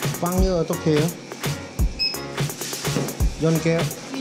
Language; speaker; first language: Korean; non-native, learner; Thai